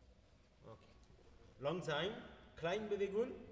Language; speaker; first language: German; non-native, learner; French